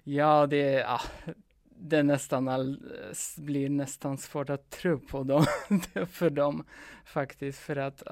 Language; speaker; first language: Swedish; non-native, fluent; Polish